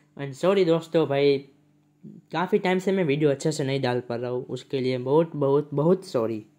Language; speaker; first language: Hindi; non-native, local second language; Gujarati